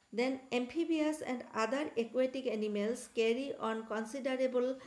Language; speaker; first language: English; non-native, local second language; Assamese